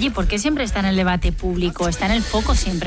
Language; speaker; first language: Spanish; native; Spanish